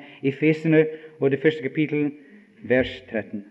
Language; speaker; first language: Norwegian; non-native, fluent; English